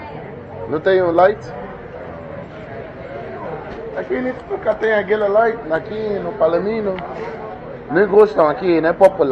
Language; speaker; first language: Portuguese; non-native, learner; English